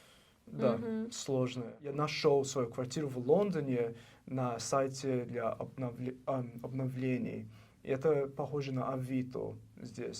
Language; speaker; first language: Russian; non-native, learner; English